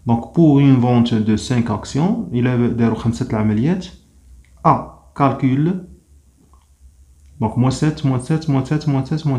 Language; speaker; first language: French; non-native, local second language; Arabic